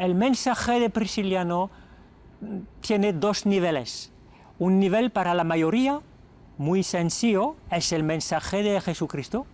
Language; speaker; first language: Spanish; non-native, fluent; French